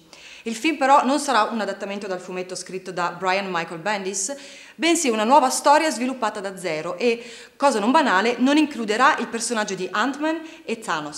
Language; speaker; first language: Italian; native; Italian